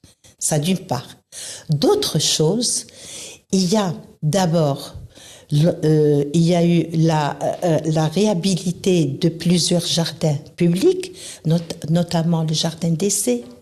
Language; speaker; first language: French; non-native, local second language; Arabic